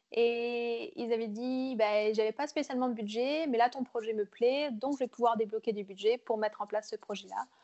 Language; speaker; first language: French; native; French